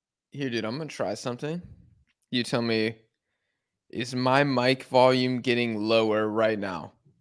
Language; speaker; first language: English; native; English